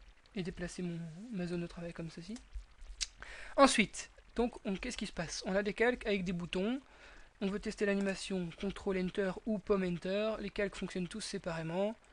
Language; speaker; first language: French; native; French